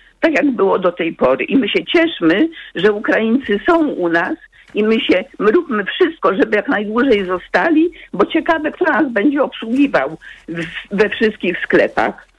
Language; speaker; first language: Polish; native; Polish